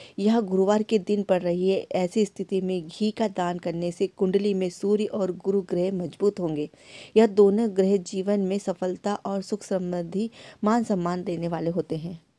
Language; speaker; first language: Hindi; native; Hindi